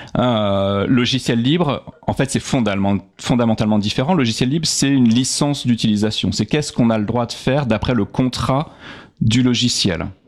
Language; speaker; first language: French; native; French